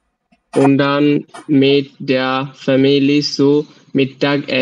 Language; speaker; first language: German; non-native, learner; Bangla